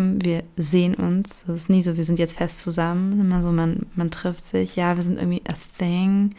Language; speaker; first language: German; native; German